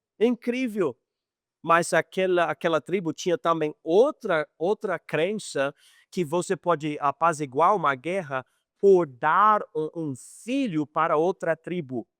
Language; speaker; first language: Portuguese; non-native, fluent; English